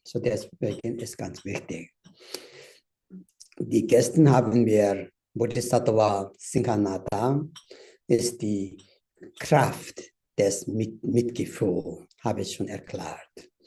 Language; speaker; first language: German; non-native, learner; Tibetan